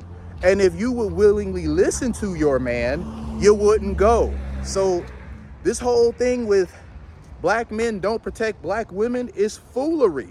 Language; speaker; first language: English; native; English